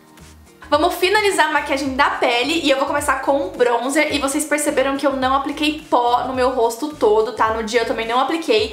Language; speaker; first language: Portuguese; native; Portuguese